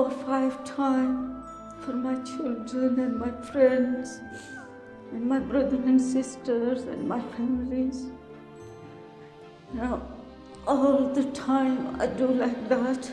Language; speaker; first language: English; non-native, learner; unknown